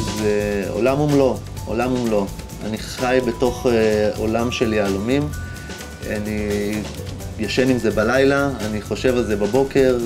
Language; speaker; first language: Hebrew; native; Hebrew